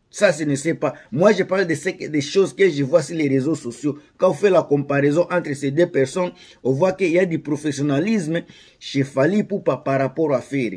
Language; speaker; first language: French; non-native, local second language; Lingala